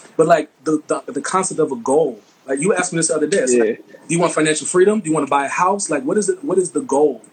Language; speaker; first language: English; native; English